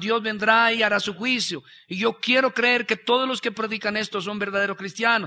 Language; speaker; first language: Spanish; native; Spanish